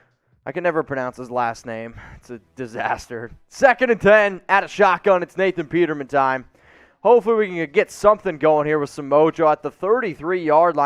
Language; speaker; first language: English; native; English